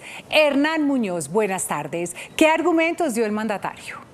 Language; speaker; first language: Spanish; native; Spanish